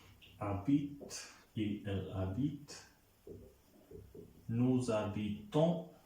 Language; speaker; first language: French; non-native, fluent; Hindi